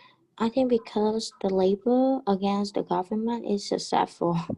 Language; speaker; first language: English; non-native, learner; Vietnamese